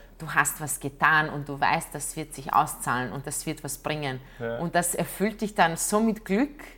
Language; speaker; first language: German; non-native, fluent; Croatian